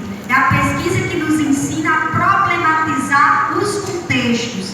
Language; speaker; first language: Portuguese; native; Portuguese